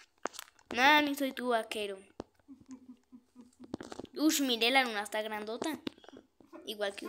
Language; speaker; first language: Spanish; native; Spanish